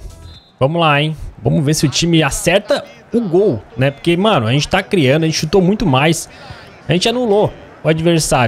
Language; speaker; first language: Portuguese; native; Portuguese